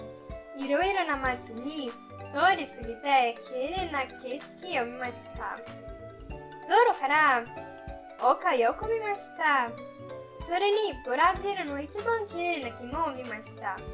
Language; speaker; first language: Japanese; non-native, learner; Portuguese